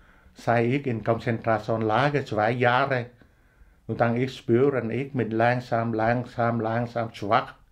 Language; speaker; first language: German; non-native, learner; Vietnamese